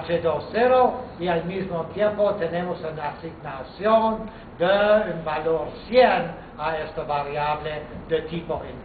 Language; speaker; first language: Spanish; non-native, fluent; English